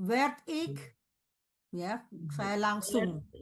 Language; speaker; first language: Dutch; non-native, fluent; Indonesian